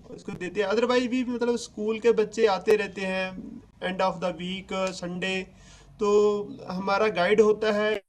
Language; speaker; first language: Hindi; non-native, local second language; Punjabi